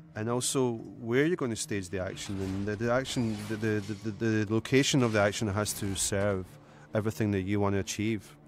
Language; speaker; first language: English; native; English